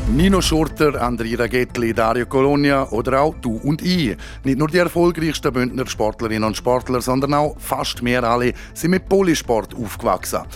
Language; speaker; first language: German; native; German